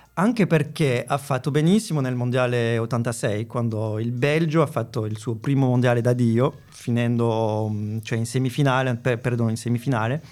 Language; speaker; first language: Italian; non-native, fluent; French